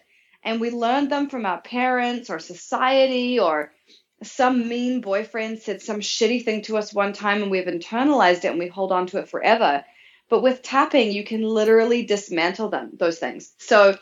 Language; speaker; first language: English; native; English